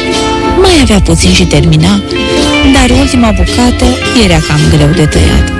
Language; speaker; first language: Romanian; native; Romanian